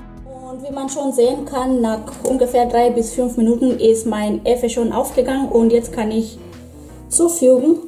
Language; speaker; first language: German; non-native, fluent; Swahili